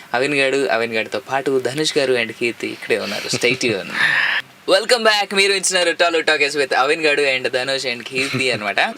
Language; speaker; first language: Telugu; native; Telugu